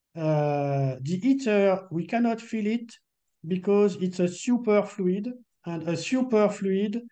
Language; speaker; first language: English; non-native, fluent; French